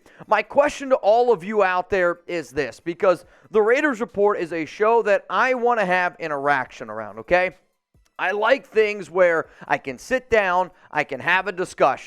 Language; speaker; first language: English; native; English